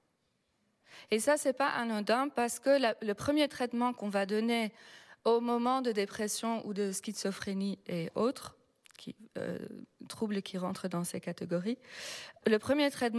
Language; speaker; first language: French; non-native, fluent; Dutch